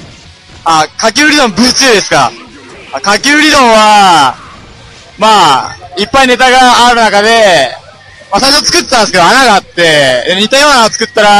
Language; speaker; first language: Japanese; native; Japanese